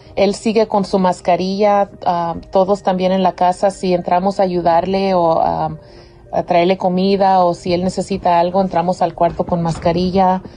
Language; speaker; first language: Spanish; early bilingual, heritage; Spanish